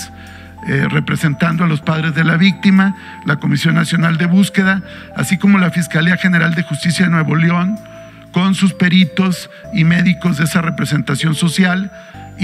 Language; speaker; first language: Spanish; native; Spanish